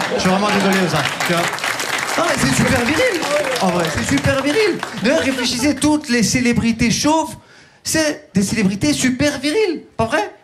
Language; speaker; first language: French; early bilingual, other home language; Turkish